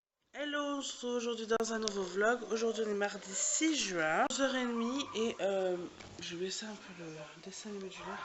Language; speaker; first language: French; native; French